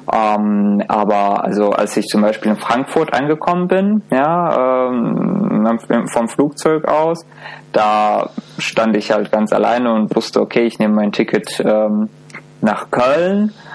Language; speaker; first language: German; non-native, fluent; Azerbaijani